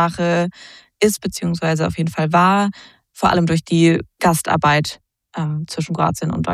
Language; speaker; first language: German; native; German